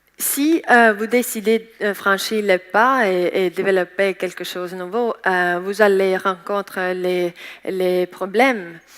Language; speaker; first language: French; non-native, learner; Estonian